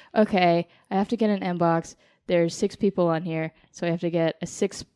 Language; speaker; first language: English; native; English